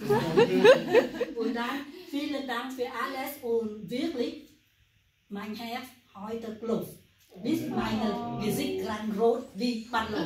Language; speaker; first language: German; non-native, learner; Vietnamese